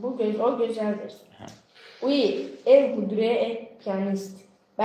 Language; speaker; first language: French; non-native, learner; Azerbaijani